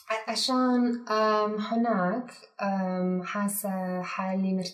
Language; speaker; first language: Arabic; non-native, learner; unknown